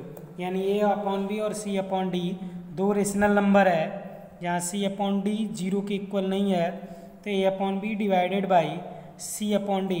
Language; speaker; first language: Hindi; native; Hindi